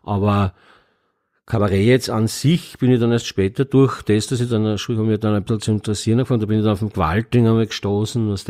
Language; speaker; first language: German; native; German